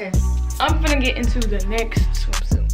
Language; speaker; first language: English; native; English